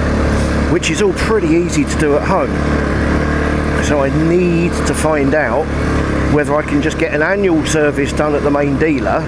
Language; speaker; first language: English; native; English